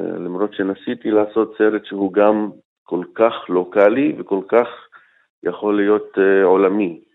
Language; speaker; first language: Hebrew; non-native, local second language; Arabic